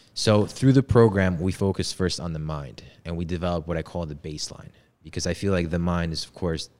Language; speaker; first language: English; early bilingual, other home language; Polish